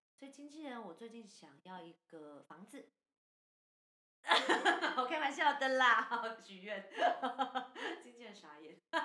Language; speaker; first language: Chinese; native; Chinese